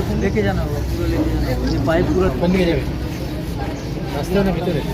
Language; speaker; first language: Hindi; non-native, local second language; Bangla